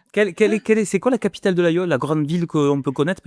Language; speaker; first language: French; native; French